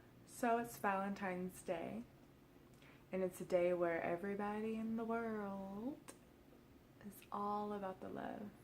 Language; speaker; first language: English; native; English